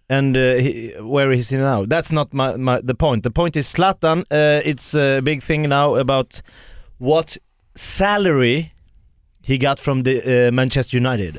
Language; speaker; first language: English; non-native, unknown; Swedish